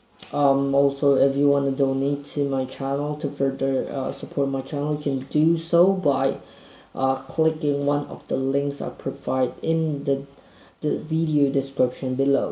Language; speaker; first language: English; non-native, fluent; Indonesian